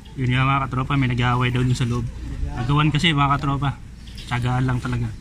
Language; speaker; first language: Filipino; native; Filipino